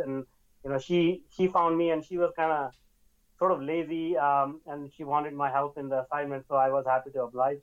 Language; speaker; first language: English; non-native, local second language; Hindi